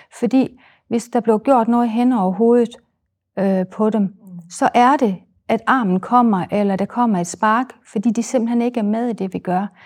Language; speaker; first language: Danish; native; Danish